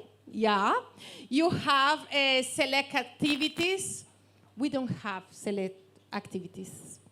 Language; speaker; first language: English; non-native, learner; Spanish